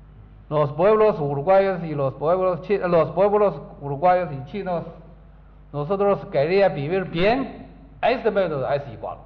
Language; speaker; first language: Spanish; non-native, learner; Chinese